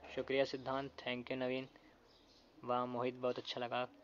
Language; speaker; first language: Hindi; native; Hindi